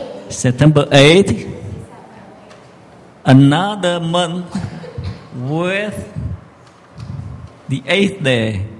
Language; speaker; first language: English; non-native, fluent; Vietnamese